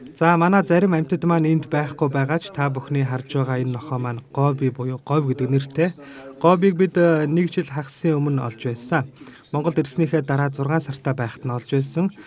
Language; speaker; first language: Mongolian; non-native, fluent; Turkish